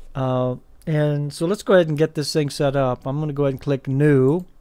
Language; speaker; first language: English; native; English